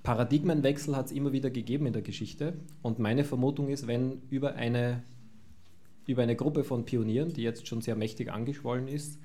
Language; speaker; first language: German; native; German